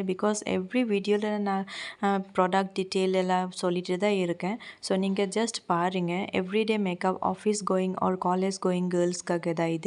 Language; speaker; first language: Tamil; non-native, learner; Assamese